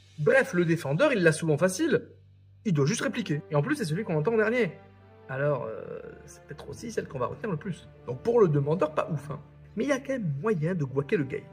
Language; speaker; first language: French; native; French